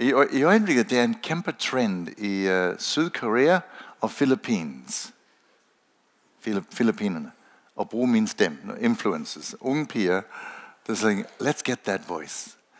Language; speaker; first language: Danish; non-native, fluent; English